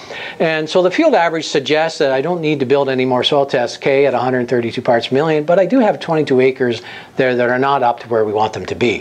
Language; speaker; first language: English; native; English